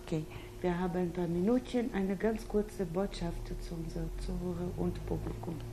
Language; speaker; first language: German; non-native, fluent; Portuguese